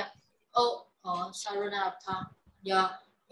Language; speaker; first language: English; non-native, learner; Vietnamese